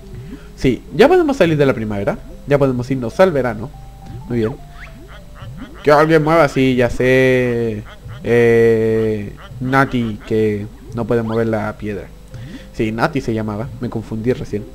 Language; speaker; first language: Spanish; native; Spanish